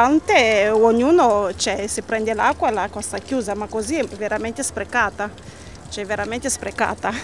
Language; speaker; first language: Italian; native; Italian